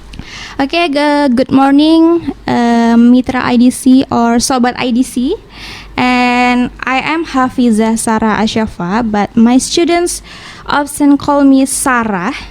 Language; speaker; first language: English; non-native, learner; Indonesian